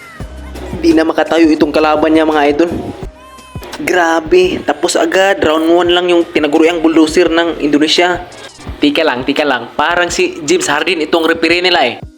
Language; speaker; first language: Filipino; native; Filipino